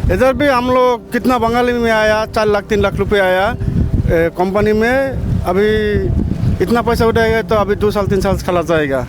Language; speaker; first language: Hindi; non-native, learner; Bangla